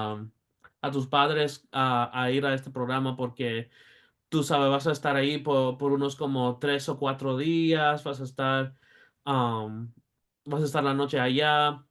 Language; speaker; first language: Spanish; early bilingual, heritage; Spanish